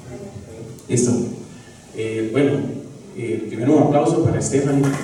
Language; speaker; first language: Spanish; native; Spanish